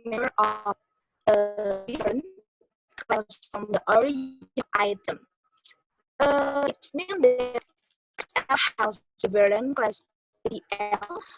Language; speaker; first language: English; non-native, learner; Indonesian